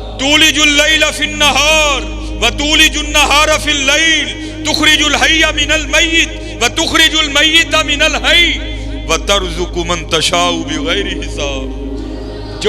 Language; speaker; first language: Urdu; non-native, local second language; Punjabi